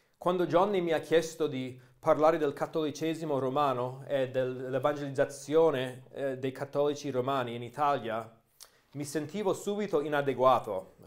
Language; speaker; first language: Italian; non-native, fluent; English